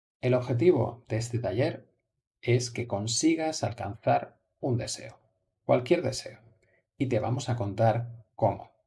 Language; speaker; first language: Spanish; native; Spanish